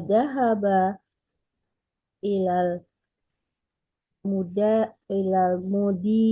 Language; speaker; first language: Arabic; non-native, learner; Indonesian